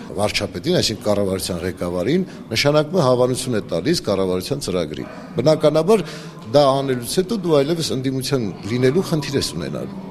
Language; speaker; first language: Armenian; native; Armenian